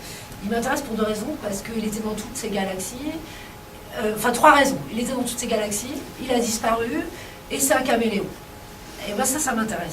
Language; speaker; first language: French; native; French